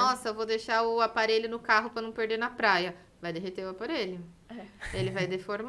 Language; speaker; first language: Portuguese; native; Portuguese